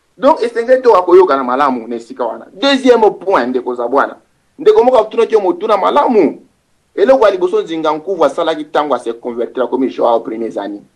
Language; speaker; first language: Lingala; non-native, local second language; Kongo